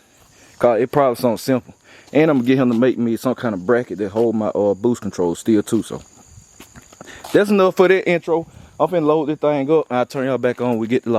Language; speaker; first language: English; native; English